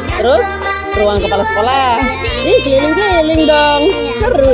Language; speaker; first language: Indonesian; native; Indonesian